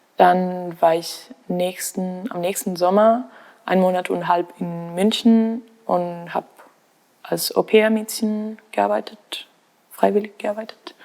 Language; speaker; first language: German; non-native, fluent; Spanish